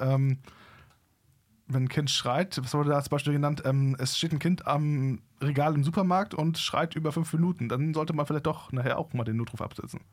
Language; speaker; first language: German; native; German